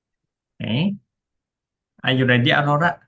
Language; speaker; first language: English; non-native, learner; Indonesian